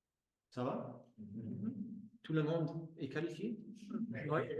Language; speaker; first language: French; non-native, fluent; English